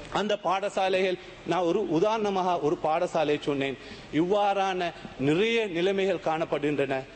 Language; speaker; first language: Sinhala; non-native, local second language; Tamil